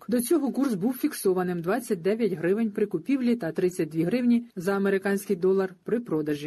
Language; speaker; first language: Ukrainian; native; Ukrainian